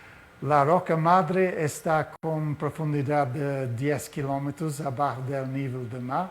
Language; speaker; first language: Spanish; non-native, fluent; Portuguese